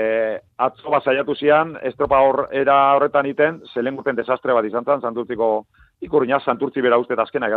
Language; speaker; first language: Basque; native; Basque